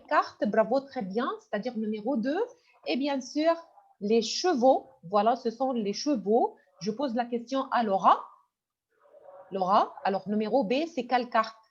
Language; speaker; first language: French; non-native, fluent; Arabic